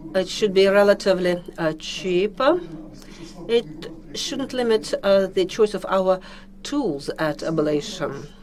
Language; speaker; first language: English; non-native, fluent; Russian